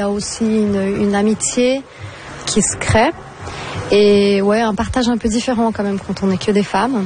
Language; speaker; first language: French; non-native, fluent; Portuguese